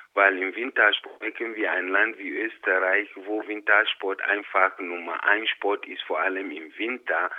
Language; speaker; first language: German; non-native, fluent; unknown